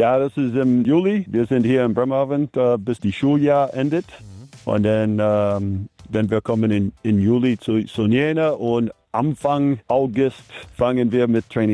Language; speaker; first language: German; non-native, learner; English